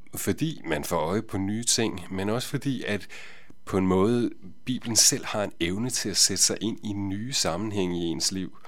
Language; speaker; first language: Danish; native; Danish